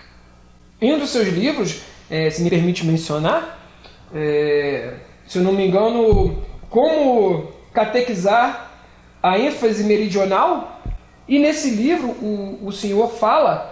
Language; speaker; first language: Portuguese; native; Portuguese